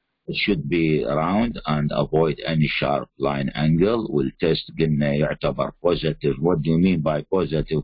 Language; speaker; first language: English; non-native, fluent; Arabic